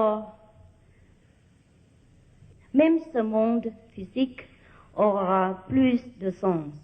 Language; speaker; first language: French; non-native, learner; Vietnamese